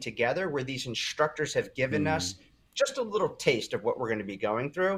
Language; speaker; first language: English; native; English